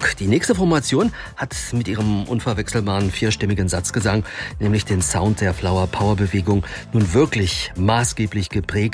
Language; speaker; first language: German; native; German